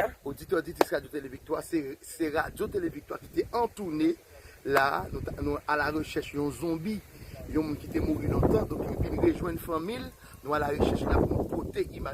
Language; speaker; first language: Haitian Creole; native; Haitian Creole